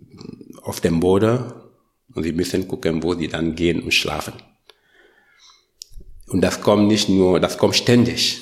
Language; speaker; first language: German; non-native, learner; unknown